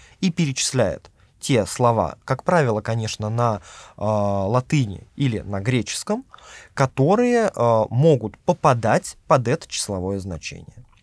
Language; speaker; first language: Russian; native; Russian